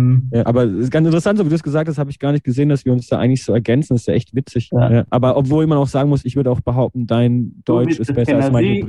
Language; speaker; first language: German; native; German